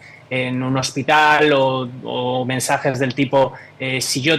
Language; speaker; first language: Spanish; native; Spanish